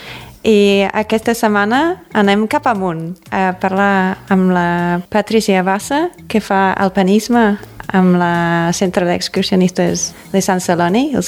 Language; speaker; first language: Catalan; non-native, fluent; English